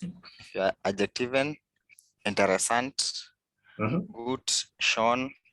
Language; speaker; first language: German; non-native, learner; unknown